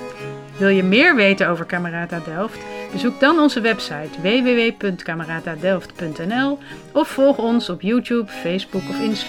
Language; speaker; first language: Dutch; native; Dutch